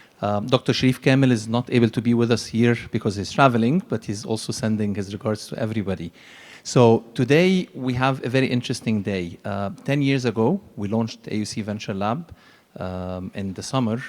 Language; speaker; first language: English; non-native, fluent; Arabic